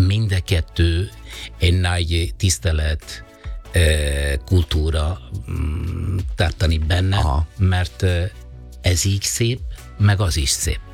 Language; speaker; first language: Hungarian; non-native, fluent; Italian